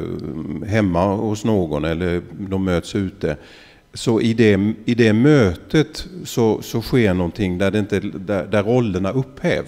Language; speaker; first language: Swedish; native; Swedish